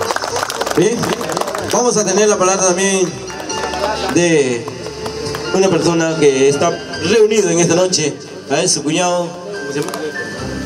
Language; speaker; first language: Spanish; native; Spanish